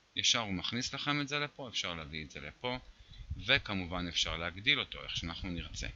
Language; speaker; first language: Hebrew; native; Hebrew